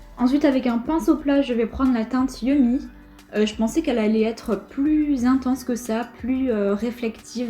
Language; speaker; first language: French; native; French